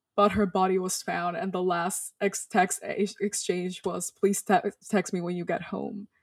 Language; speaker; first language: English; non-native, fluent; Spanish